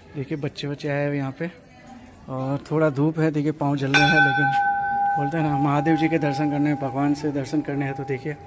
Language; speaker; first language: Hindi; non-native, local second language; Gujarati